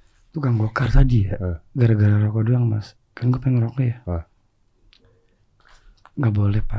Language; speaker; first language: Indonesian; native; Indonesian